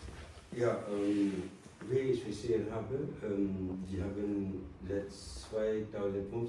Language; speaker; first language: German; non-native, learner; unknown